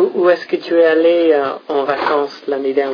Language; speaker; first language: French; non-native, fluent; English